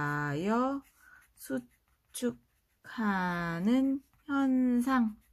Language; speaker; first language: Korean; native; Korean